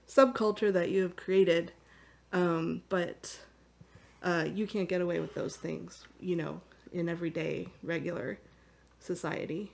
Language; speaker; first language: English; native; English